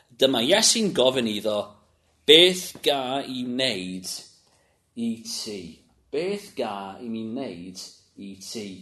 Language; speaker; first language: Welsh; non-native, local second language; English